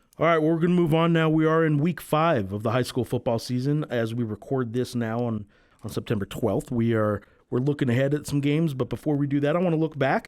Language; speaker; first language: English; native; English